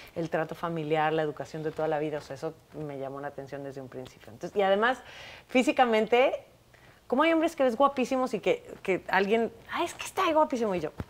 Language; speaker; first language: Spanish; native; Spanish